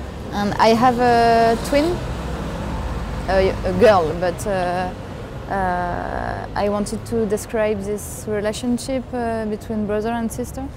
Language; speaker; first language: English; non-native, learner; French